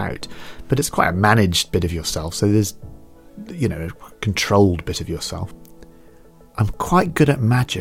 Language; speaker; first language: English; native; English